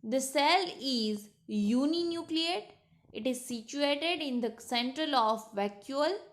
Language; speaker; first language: English; non-native, local second language; Gujarati